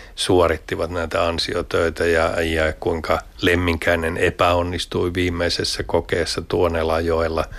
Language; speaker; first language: Finnish; native; Finnish